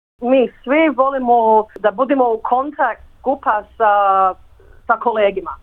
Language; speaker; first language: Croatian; early bilingual, heritage; English